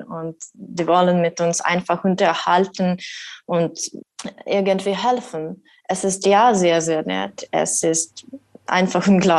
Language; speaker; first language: German; non-native, learner; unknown